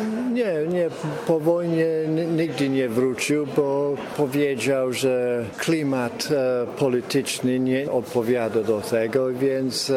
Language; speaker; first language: Polish; early bilingual, heritage; English